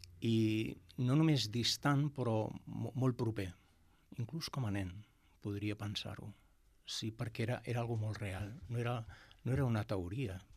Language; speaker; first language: Catalan; non-native, local second language; Spanish